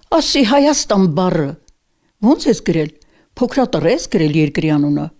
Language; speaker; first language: Armenian; native; Armenian